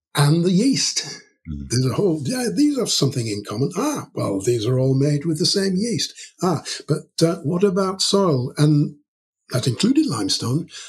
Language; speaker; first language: English; native; English